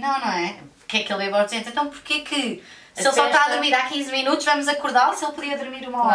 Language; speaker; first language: Portuguese; native; Portuguese